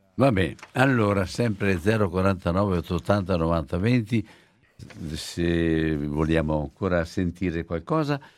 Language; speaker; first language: Italian; native; Italian